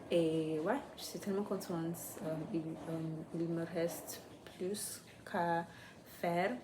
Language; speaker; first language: French; non-native, fluent; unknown